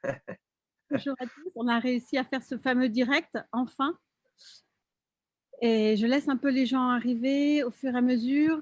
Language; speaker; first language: French; native; French